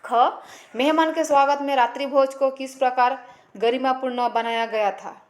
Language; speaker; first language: Hindi; non-native, local second language; Assamese